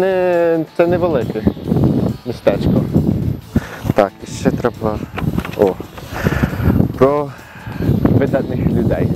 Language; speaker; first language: Ukrainian; early bilingual, heritage; Ukrainian